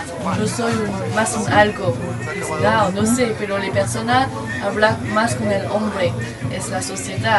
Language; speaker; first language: Spanish; non-native, learner; French